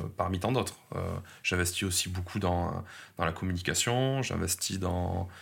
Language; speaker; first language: French; native; French